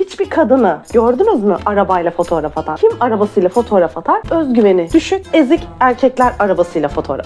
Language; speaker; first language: Turkish; native; Turkish